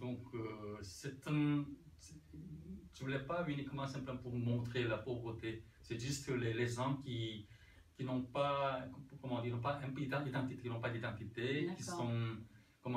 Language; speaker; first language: French; non-native, learner; Korean